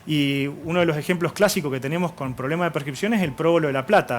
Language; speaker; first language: Spanish; native; Spanish